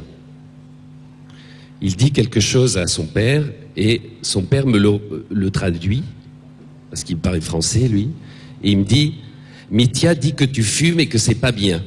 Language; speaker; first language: French; native; French